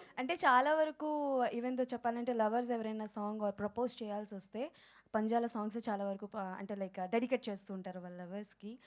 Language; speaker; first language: Telugu; native; Telugu